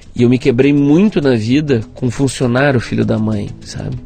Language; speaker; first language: Portuguese; native; Portuguese